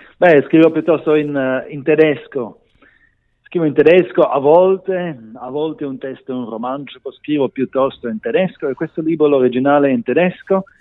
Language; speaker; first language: Italian; non-native, local second language; Romansh